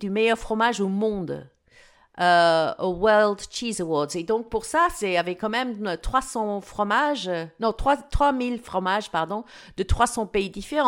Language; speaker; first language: French; non-native, fluent; English